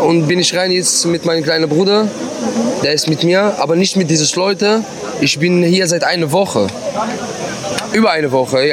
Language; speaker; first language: German; non-native, learner; Arabic